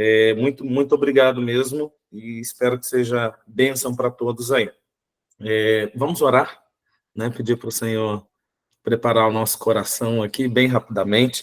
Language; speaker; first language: Portuguese; native; Portuguese